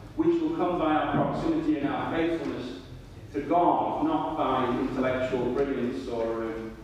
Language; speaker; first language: English; non-native, fluent; Italian